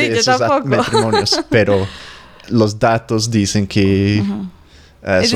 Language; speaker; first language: Spanish; non-native, fluent; English